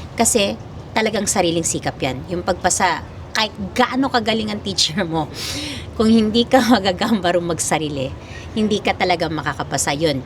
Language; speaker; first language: Filipino; native; Filipino